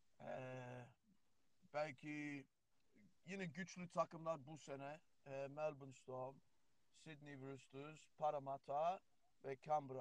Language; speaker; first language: Turkish; early bilingual, heritage; Turkish